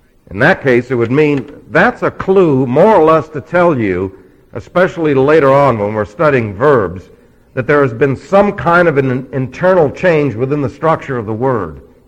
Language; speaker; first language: English; native; English